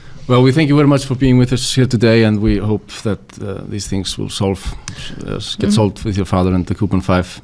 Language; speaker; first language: English; non-native, fluent; Icelandic